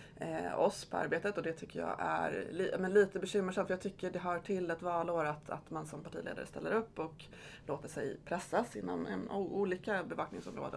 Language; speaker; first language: Swedish; native; Swedish